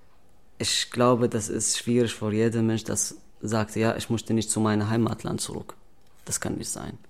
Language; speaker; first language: German; non-native, learner; Arabic